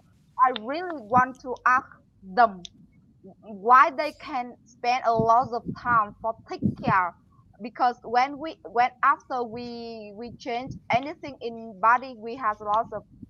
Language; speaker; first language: English; non-native, learner; Vietnamese